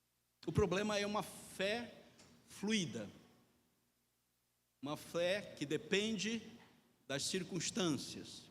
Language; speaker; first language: Portuguese; native; Portuguese